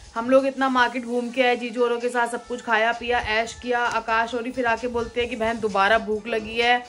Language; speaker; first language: Hindi; native; Hindi